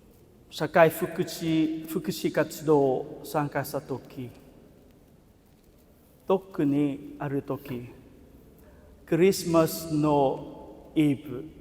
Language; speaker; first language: Japanese; non-native, fluent; Vietnamese